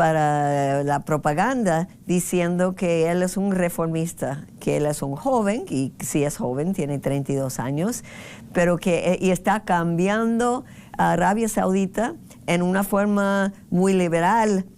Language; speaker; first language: Spanish; non-native, fluent; English